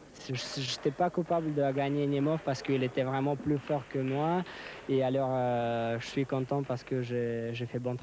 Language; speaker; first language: French; non-native, learner; Russian